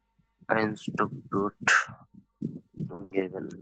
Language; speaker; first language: German; non-native, learner; Bangla